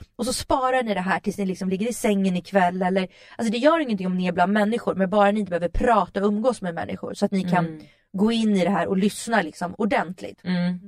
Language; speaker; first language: Swedish; early bilingual, other home language; Russian